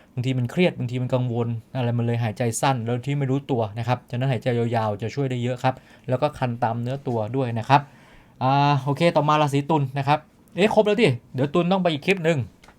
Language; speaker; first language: Thai; native; Thai